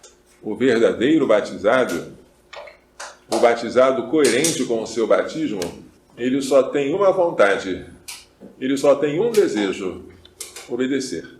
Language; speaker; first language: Portuguese; native; Portuguese